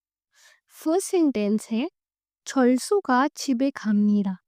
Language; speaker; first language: Korean; non-native, fluent; Hindi